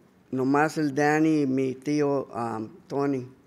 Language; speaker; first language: Spanish; early bilingual, heritage; Spanish